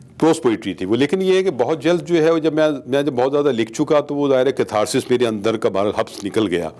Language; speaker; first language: Urdu; native; Urdu